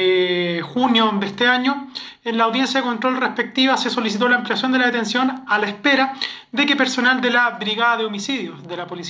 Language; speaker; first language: Spanish; native; Spanish